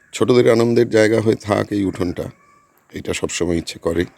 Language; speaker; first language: Bangla; native; Bangla